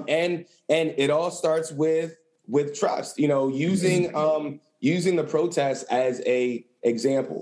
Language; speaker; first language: English; native; English